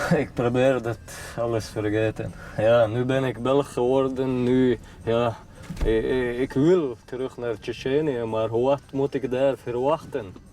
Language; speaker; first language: Dutch; non-native, learner; Chechen